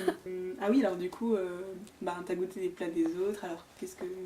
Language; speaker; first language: French; native; French